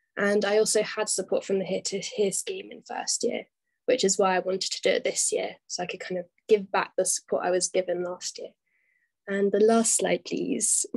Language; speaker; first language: English; native; English